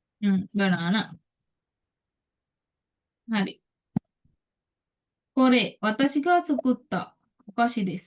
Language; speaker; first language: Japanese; non-native, fluent; Sinhala